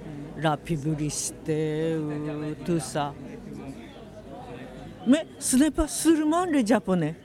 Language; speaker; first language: French; non-native, fluent; Japanese